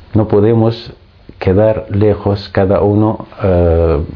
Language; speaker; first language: Spanish; non-native, fluent; Arabic